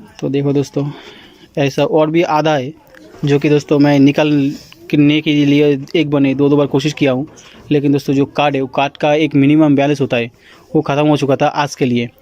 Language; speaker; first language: Hindi; non-native, local second language; Bangla